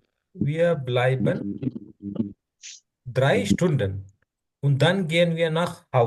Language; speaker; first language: German; non-native, learner; Urdu